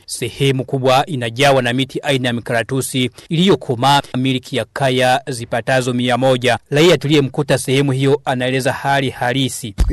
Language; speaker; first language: Swahili; non-native, local second language; Rundi